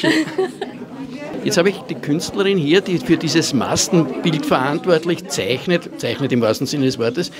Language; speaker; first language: German; native; German